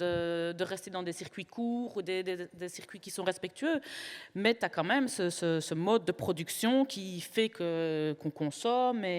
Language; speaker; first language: French; native; French